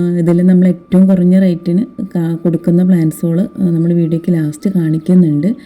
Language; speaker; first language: Malayalam; native; Malayalam